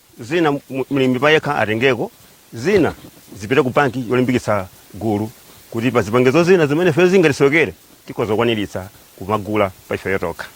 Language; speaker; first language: Nyanja; native; Nyanja